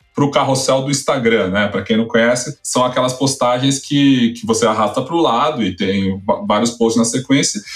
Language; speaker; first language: Portuguese; native; Portuguese